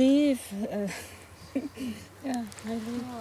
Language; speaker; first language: Dutch; non-native, learner; Thai